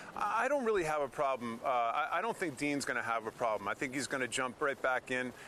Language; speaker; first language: English; native; English